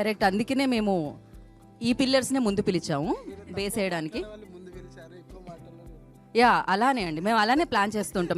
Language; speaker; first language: Telugu; native; Telugu